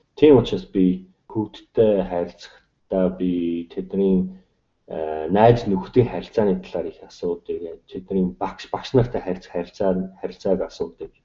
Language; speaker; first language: Mongolian; non-native, fluent; English